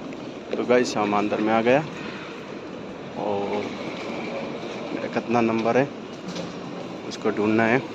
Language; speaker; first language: Hindi; non-native, local second language; Assamese